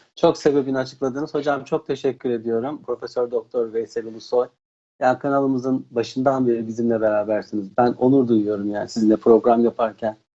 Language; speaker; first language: Turkish; native; Turkish